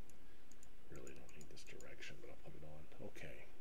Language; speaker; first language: English; native; English